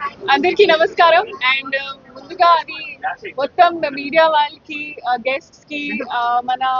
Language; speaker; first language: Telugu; non-native, fluent; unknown